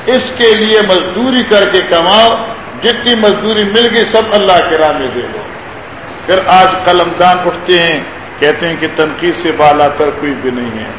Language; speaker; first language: Urdu; non-native, local second language; Northern Hindko